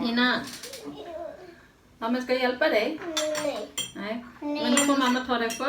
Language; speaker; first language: Swedish; non-native, learner; Thai